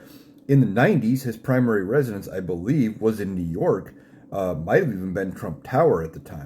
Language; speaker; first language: English; native; English